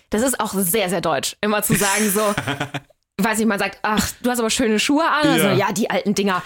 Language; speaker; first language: German; native; German